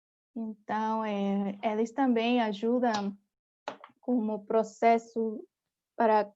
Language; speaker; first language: Portuguese; non-native, fluent; Spanish